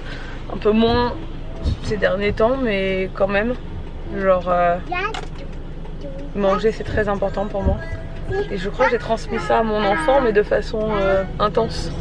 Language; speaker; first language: French; native; French